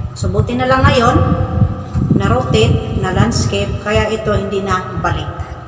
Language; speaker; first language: Filipino; non-native, local second language; Cebuano